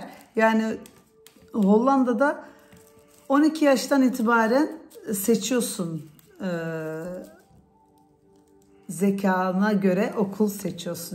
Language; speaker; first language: Turkish; early bilingual, heritage; Turkish